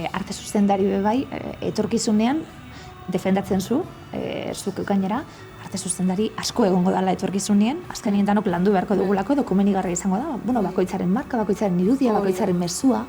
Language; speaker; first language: Basque; native; Basque